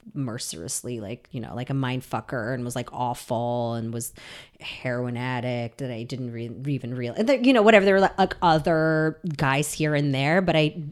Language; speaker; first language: English; early bilingual, other home language; Russian